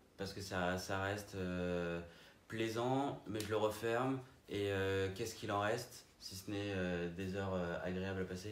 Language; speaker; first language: French; native; French